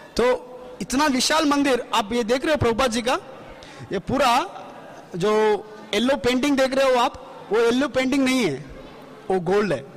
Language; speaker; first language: Hindi; non-native, local second language; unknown